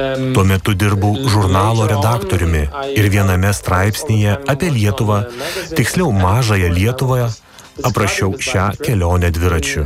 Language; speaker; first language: Lithuanian; non-native, fluent; German